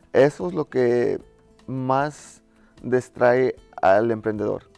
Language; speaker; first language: Spanish; early bilingual, heritage; Spanish